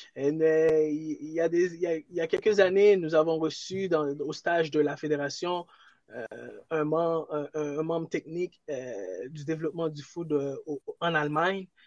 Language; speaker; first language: French; early bilingual, other home language; Haitian Creole